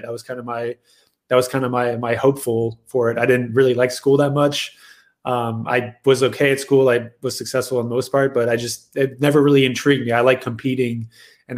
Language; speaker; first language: English; native; English